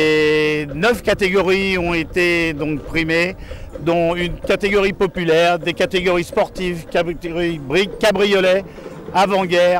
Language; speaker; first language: French; native; French